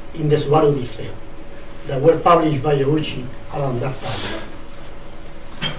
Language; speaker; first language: English; non-native, fluent; Spanish